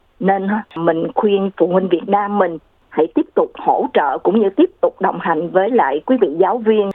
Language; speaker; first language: Vietnamese; native; Vietnamese